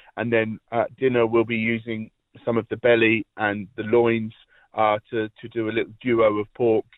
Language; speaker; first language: English; native; English